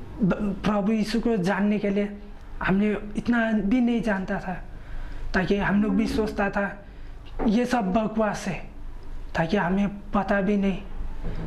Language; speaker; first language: Hindi; non-native, local second language; Khasi